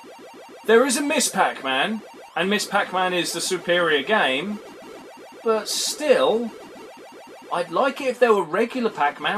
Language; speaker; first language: English; native; English